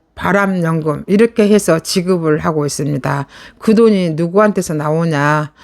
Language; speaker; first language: Korean; native; Korean